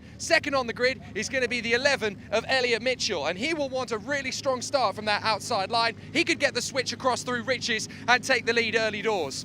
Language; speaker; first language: English; native; English